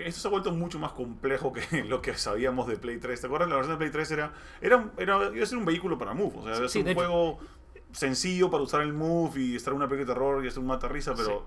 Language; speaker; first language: Spanish; native; Spanish